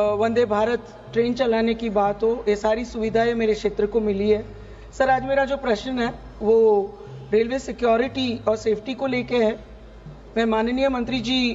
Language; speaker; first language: Hindi; non-native, local second language; Gujarati